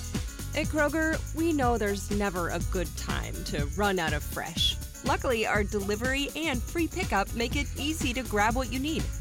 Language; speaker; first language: English; native; English